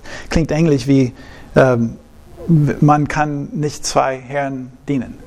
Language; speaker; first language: German; non-native, fluent; English